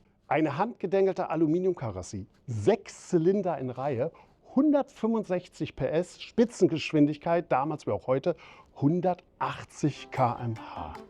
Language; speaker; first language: German; native; German